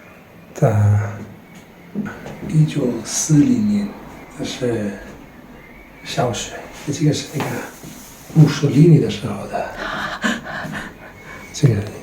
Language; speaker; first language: Chinese; non-native, fluent; Italian